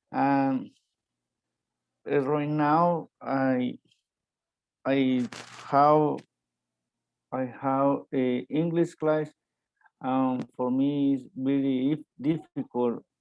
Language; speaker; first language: English; non-native, learner; Spanish